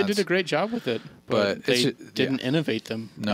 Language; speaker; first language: English; native; English